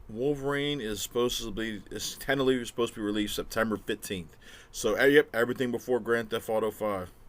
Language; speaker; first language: English; native; English